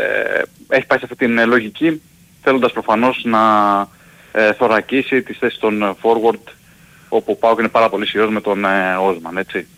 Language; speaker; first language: Greek; native; Greek